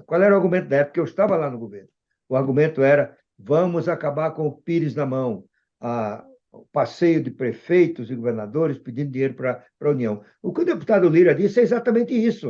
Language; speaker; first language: Portuguese; native; Portuguese